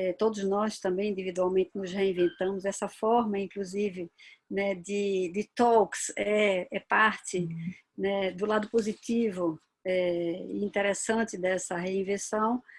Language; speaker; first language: Portuguese; native; Portuguese